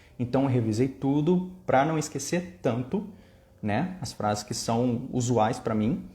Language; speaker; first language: Portuguese; native; Portuguese